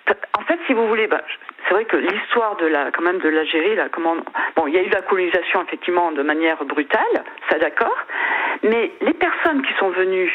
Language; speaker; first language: French; native; French